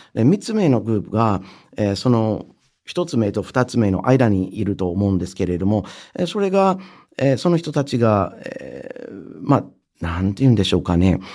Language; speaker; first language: Japanese; non-native, fluent; English